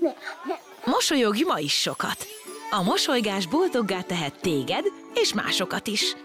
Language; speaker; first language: Hungarian; native; Hungarian